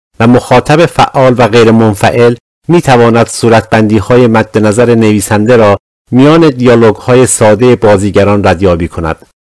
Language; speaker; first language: Persian; non-native, local second language; Azerbaijani